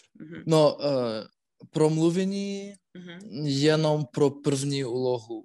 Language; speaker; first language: Czech; non-native, learner; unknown